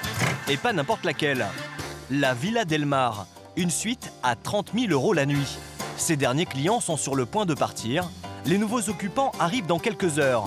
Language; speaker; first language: French; native; French